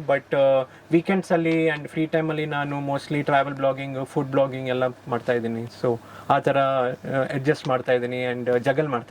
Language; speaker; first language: Kannada; non-native, learner; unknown